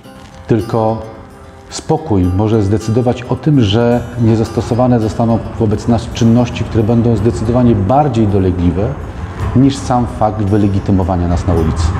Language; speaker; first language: Polish; native; Polish